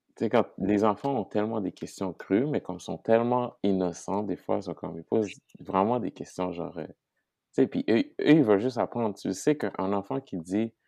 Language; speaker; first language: French; non-native, local second language; Haitian Creole